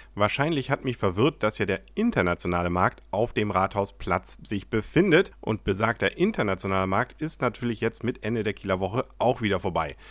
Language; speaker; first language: German; native; German